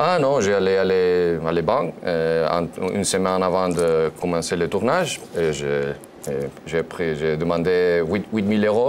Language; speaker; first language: French; non-native, learner; Spanish